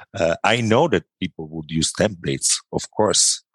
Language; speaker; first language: English; non-native, fluent; Italian